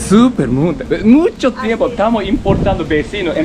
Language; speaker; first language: Spanish; non-native, learner; Chinese